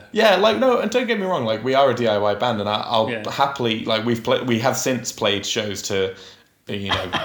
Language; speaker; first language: English; native; English